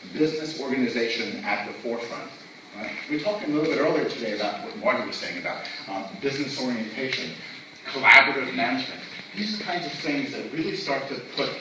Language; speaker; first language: English; native; English